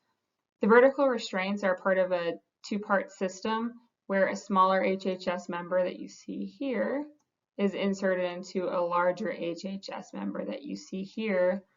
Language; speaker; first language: English; native; English